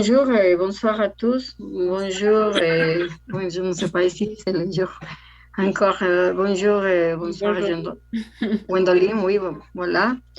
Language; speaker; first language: French; non-native, learner; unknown